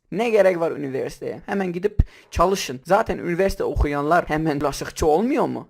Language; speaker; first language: Turkish; non-native, local second language; Kurdish